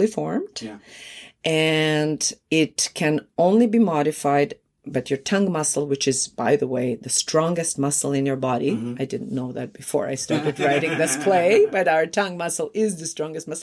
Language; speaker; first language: English; non-native, fluent; Croatian